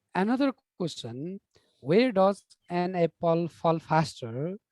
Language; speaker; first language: English; non-native, local second language; Nepali